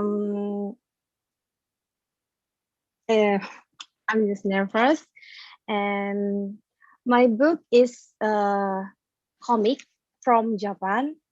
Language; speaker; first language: English; non-native, learner; Indonesian